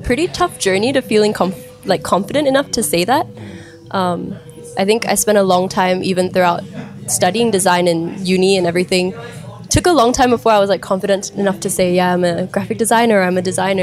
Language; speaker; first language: English; native; English